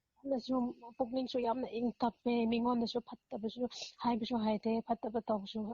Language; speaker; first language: Manipuri; non-native, local second language; Rongmei Naga